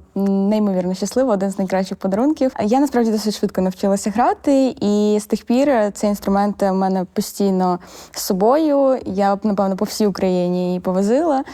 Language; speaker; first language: Ukrainian; native; Ukrainian